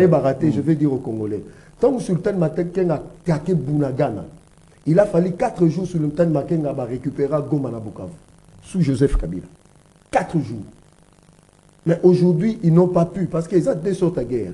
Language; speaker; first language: French; non-native, local second language; Lingala